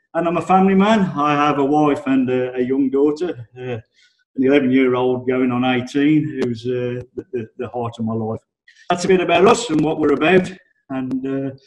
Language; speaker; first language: English; native; English